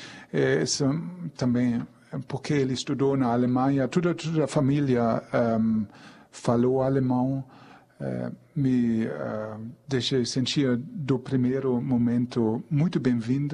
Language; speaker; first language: Portuguese; non-native, fluent; German